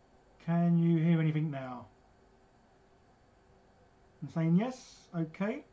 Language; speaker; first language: English; native; English